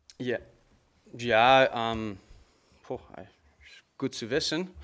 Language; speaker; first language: German; non-native, learner; English